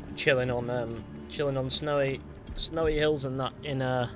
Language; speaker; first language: English; native; English